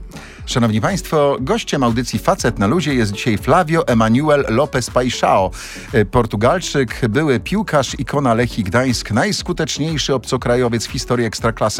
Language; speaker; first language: Polish; native; Polish